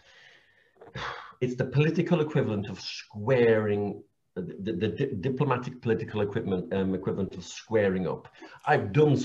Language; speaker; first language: English; native; English